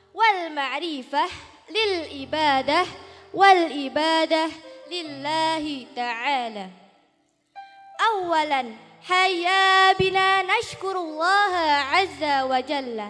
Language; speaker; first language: Arabic; non-native, learner; Indonesian